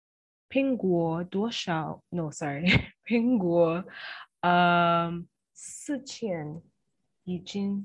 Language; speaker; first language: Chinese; non-native, learner; English